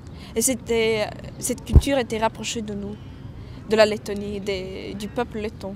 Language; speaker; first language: French; non-native, fluent; Latvian